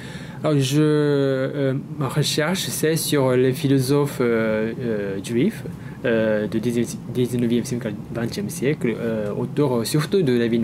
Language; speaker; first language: French; non-native, fluent; Japanese